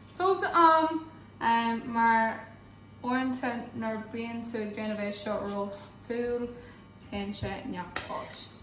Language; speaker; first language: Irish; non-native, local second language; English